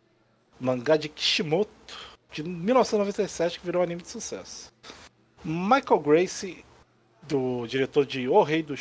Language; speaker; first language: Portuguese; native; Portuguese